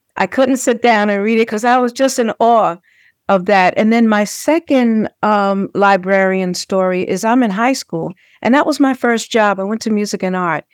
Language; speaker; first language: English; native; English